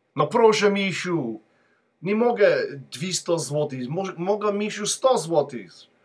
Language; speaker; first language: Polish; non-native, learner; English